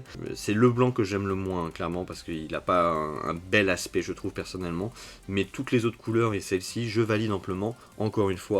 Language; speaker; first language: French; native; French